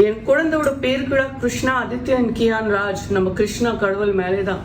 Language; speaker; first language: Tamil; non-native, local second language; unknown